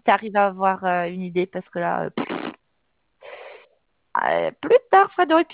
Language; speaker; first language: French; native; French